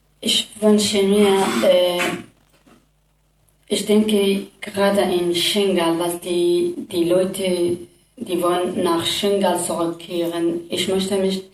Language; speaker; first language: German; non-native, learner; Kurdish